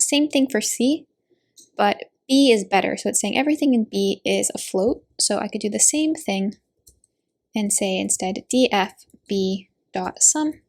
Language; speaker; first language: English; native; English